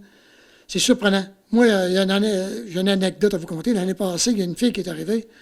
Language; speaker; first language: French; native; French